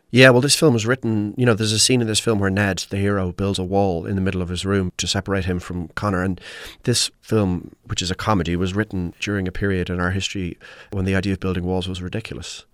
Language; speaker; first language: English; native; English